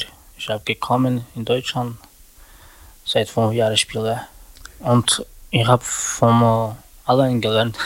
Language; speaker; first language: German; non-native, learner; Slovak